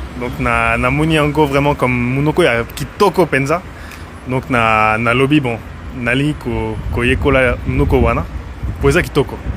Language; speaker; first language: Lingala; non-native, learner; French